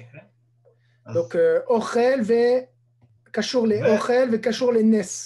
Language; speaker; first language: Hebrew; non-native, fluent; French